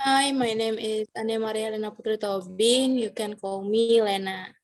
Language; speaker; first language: English; non-native, learner; Indonesian